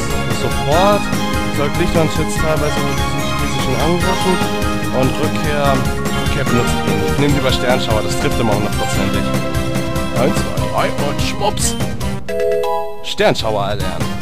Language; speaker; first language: German; native; German